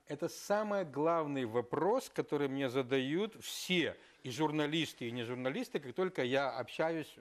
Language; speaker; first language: Russian; native; Russian